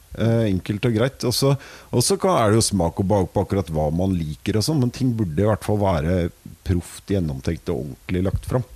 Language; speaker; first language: Norwegian; native; Norwegian